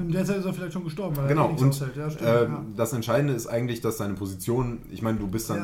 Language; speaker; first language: German; native; German